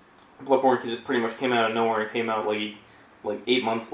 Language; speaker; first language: English; native; English